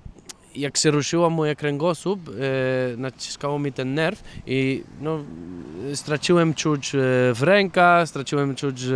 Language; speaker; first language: Polish; non-native, fluent; Catalan